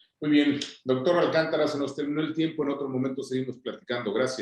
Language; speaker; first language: Spanish; native; Spanish